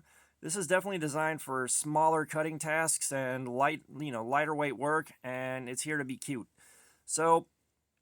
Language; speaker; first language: English; native; English